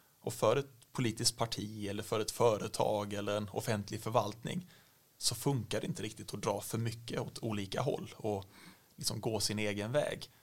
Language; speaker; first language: Swedish; native; Swedish